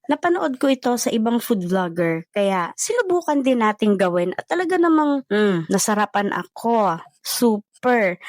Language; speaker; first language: Filipino; non-native, local second language; Cebuano